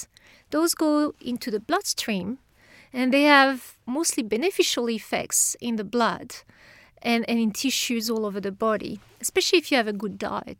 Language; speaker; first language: English; non-native, fluent; French